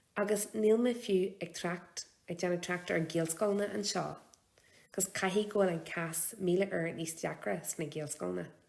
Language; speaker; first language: Irish; non-native, local second language; English